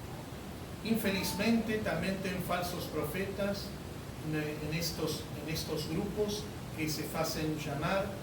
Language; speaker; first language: Spanish; non-native, learner; Portuguese